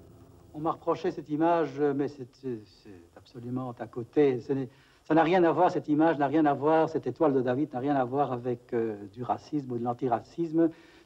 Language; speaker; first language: French; native; French